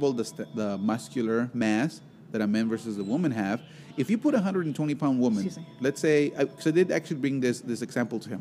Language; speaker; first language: English; non-native, fluent; Spanish